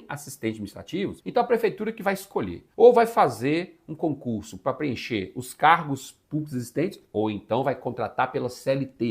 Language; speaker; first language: Portuguese; native; Portuguese